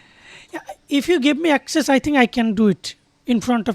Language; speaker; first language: English; non-native, learner; Bangla